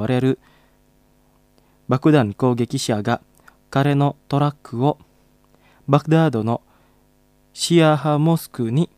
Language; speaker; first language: Japanese; non-native, fluent; Indonesian